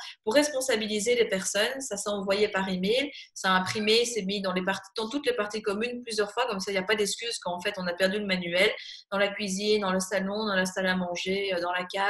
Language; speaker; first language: French; native; French